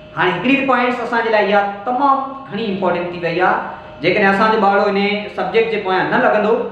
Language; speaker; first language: Sindhi; native; Sindhi